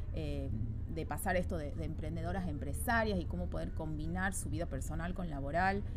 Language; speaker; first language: Spanish; native; Spanish